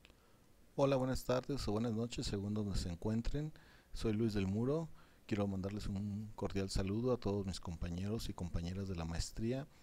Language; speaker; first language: Spanish; native; Spanish